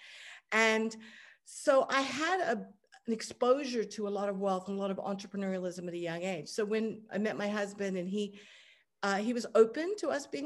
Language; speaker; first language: English; native; English